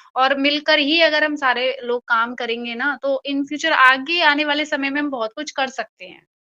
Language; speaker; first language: Hindi; native; Hindi